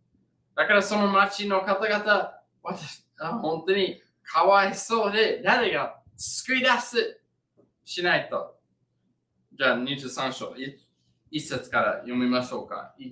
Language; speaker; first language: Japanese; non-native, learner; English